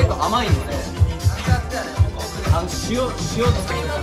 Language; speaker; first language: Japanese; non-native, learner; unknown